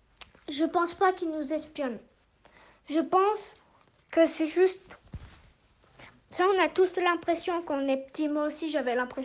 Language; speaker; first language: French; native; French